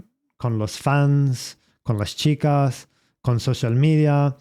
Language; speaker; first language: Spanish; non-native, learner; English